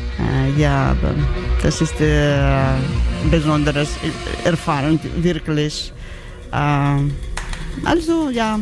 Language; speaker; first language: German; non-native, learner; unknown